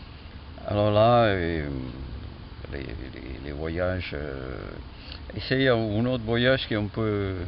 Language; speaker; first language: French; non-native, fluent; Catalan